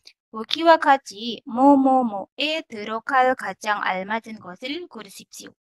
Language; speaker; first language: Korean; non-native, fluent; Indonesian